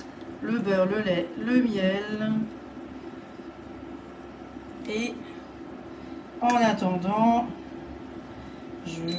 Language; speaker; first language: French; native; French